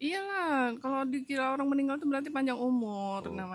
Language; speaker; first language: Indonesian; native; Indonesian